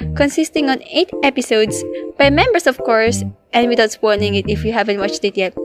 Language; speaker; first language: English; non-native, local second language; Filipino